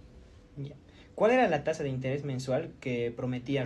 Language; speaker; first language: Spanish; native; Spanish